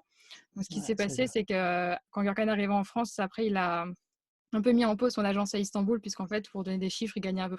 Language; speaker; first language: French; native; French